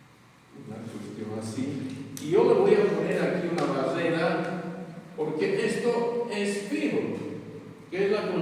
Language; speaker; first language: Spanish; native; Spanish